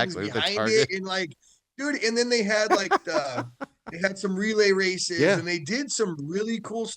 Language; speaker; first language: English; native; English